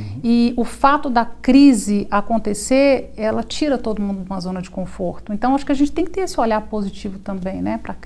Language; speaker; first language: Portuguese; native; Portuguese